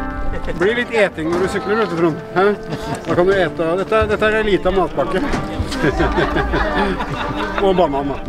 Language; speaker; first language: Norwegian; native; Norwegian